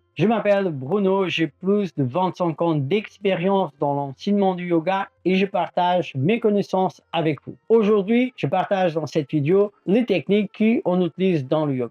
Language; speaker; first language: French; non-native, fluent; Portuguese